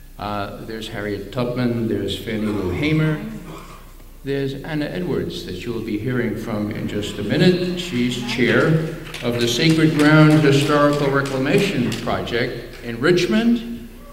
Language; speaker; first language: English; native; English